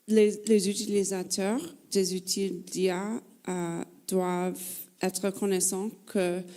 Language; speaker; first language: French; non-native, fluent; English